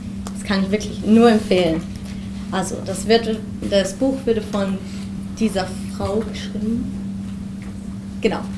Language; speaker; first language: German; early bilingual, heritage; German